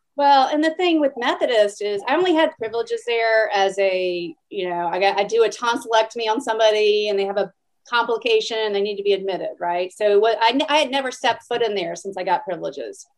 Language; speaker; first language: English; native; English